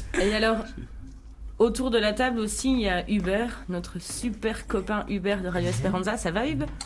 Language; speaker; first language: French; native; French